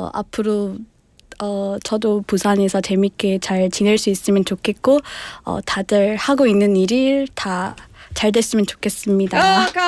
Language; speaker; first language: Korean; non-native, fluent; Nepali